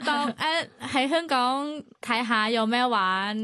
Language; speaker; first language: Cantonese; non-native, fluent; Thai